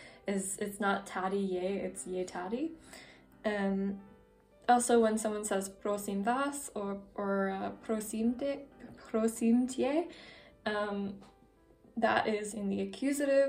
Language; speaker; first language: English; native; English